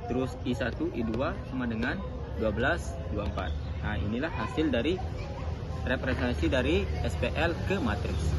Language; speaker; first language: Indonesian; native; Indonesian